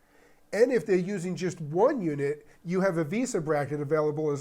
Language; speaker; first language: English; native; English